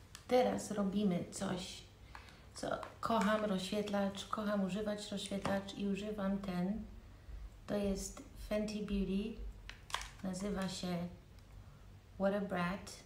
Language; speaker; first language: Polish; early bilingual, heritage; Polish